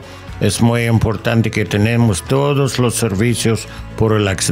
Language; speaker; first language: Spanish; non-native, learner; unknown